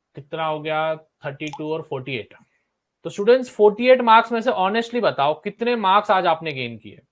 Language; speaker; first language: Hindi; non-native, local second language; Marathi